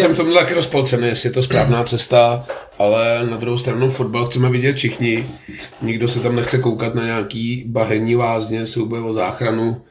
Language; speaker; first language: Czech; native; Czech